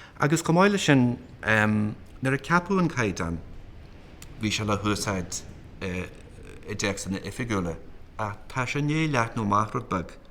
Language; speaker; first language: Irish; native; Irish